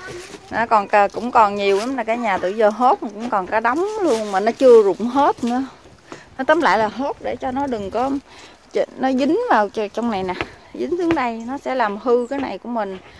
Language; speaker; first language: Vietnamese; native; Vietnamese